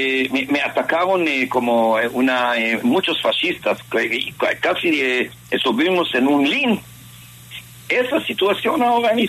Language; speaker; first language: Spanish; non-native, fluent; Hebrew